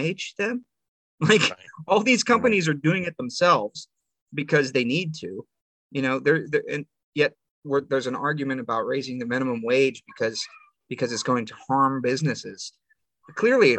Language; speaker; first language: English; native; English